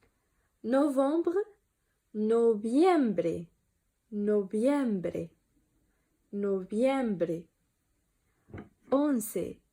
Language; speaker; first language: Spanish; non-native, learner; Arabic